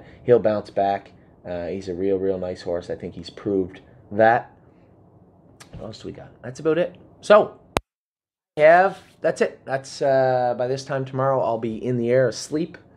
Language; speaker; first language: English; native; English